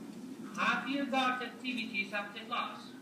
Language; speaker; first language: English; non-native, fluent; Spanish